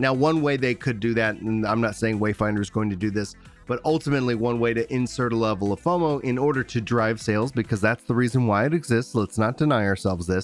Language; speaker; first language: English; native; English